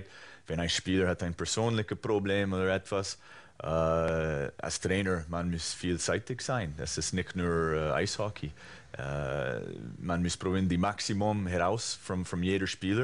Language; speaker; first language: German; non-native, fluent; English